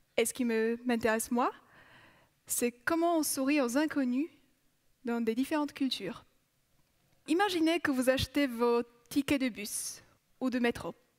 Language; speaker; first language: French; non-native, fluent; Polish